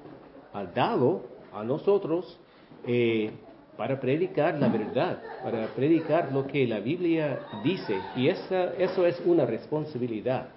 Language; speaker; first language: Spanish; non-native, fluent; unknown